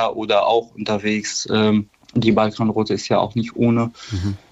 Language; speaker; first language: German; non-native, fluent; Arabic